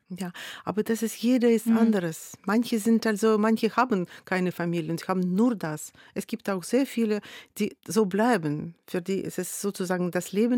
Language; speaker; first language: German; non-native, fluent; Russian